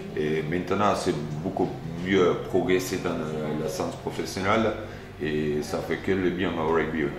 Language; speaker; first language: French; non-native, fluent; Afrikaans